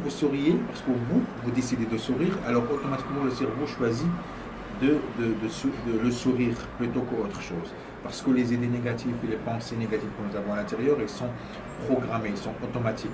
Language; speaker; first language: French; non-native, local second language; Arabic